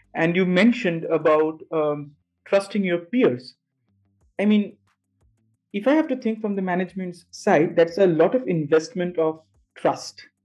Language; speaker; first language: English; non-native, local second language; Bangla